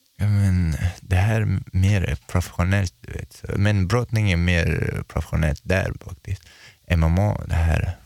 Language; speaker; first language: Swedish; non-native, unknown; Chechen